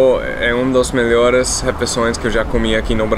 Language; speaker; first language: Portuguese; non-native, fluent; English